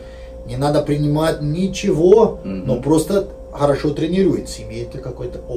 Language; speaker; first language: Russian; non-native, learner; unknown